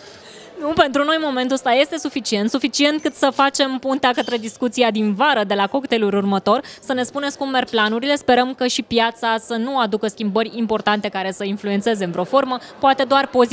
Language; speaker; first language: Romanian; native; Romanian